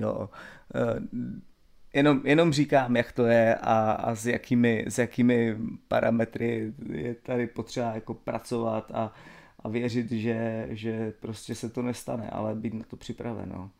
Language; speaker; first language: Czech; native; Czech